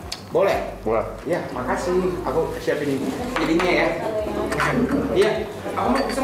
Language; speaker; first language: Indonesian; non-native, learner; Japanese